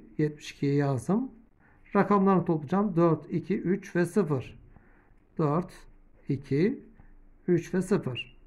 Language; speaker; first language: Turkish; native; Turkish